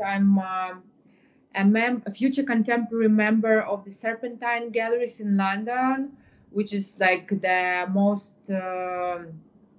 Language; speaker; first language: English; non-native, fluent; Ukrainian